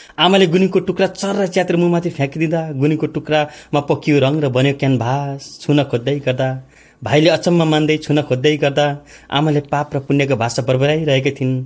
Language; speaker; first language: Nepali; native; Nepali